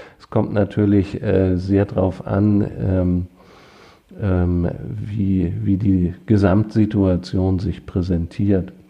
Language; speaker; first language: German; native; German